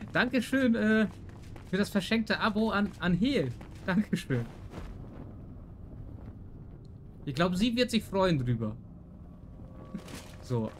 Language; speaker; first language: German; native; German